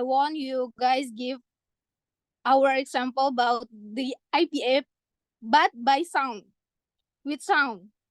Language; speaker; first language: English; non-native, learner; Indonesian